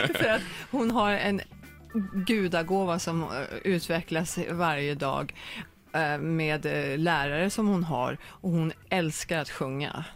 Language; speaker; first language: Swedish; native; Swedish